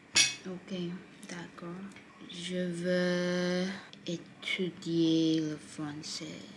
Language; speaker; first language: French; non-native, learner; English